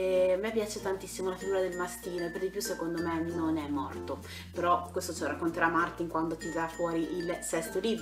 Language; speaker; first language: Italian; native; Italian